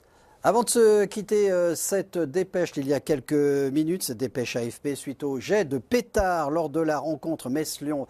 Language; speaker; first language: French; native; French